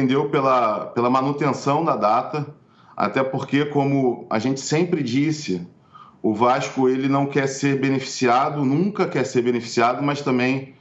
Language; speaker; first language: Portuguese; native; Portuguese